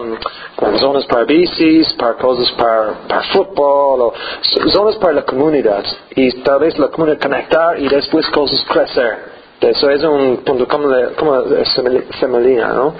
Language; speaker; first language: Spanish; non-native, learner; English